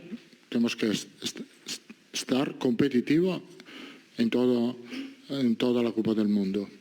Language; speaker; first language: Portuguese; non-native, learner; Italian